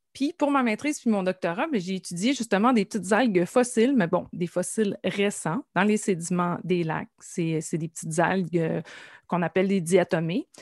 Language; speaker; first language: French; native; French